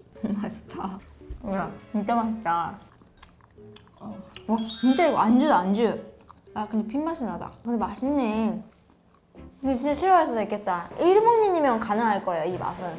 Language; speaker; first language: Korean; non-native, fluent; Japanese